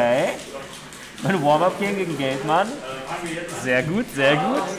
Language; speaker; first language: German; native; German